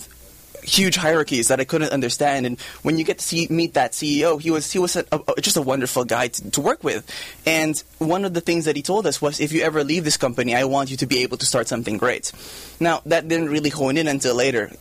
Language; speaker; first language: English; non-native, local second language; Filipino